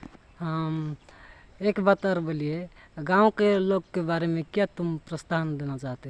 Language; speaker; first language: Hindi; non-native, local second language; Odia